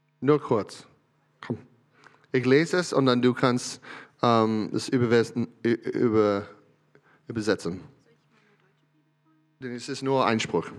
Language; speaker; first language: German; non-native, learner; English